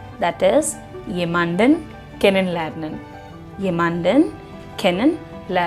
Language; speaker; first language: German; non-native, fluent; Hindi